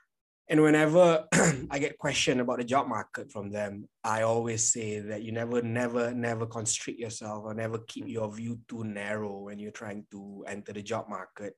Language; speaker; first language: English; non-native, local second language; Malay